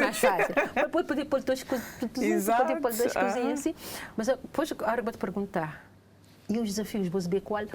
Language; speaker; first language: Portuguese; non-native, local second language; Kabuverdianu